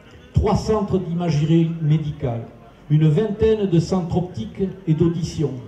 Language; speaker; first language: French; native; French